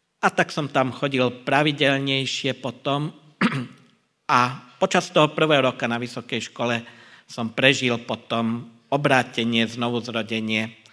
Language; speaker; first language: Slovak; non-native, local second language; Hungarian